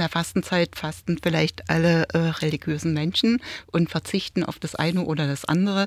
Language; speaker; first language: German; native; German